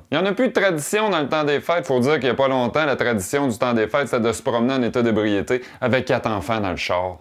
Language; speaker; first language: French; native; French